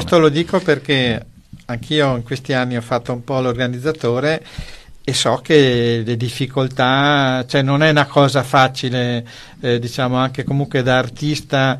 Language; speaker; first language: Italian; native; Italian